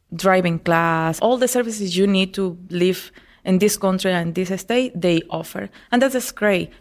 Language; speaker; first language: English; non-native, learner; Spanish